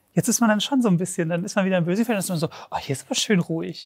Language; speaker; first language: German; native; German